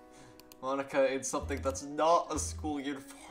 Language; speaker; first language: English; native; English